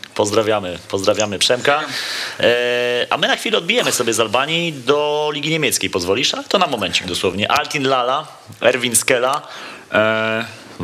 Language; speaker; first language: Polish; native; Polish